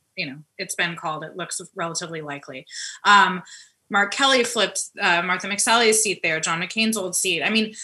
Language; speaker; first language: English; native; English